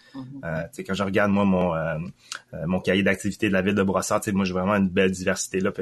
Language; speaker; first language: French; early bilingual, other home language; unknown